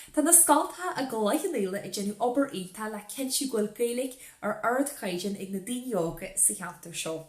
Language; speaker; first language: Irish; native; Irish